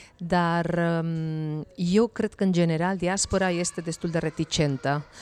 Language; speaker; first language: Romanian; non-native, fluent; Spanish